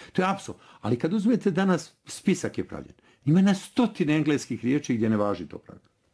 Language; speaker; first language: Bosnian; native; Bosnian